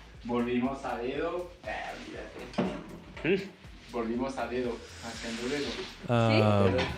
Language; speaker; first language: Spanish; native; Spanish